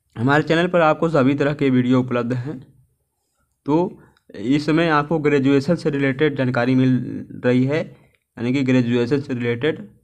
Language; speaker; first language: Hindi; native; Hindi